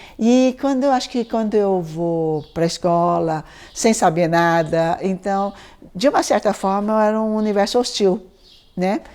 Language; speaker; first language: Portuguese; early bilingual, other home language; Chinese